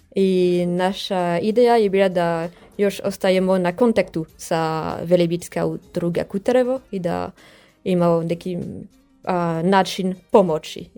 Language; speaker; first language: Serbian; non-native, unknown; French